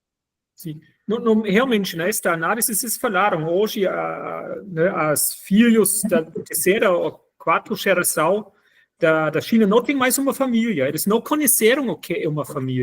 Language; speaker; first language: Portuguese; non-native, fluent; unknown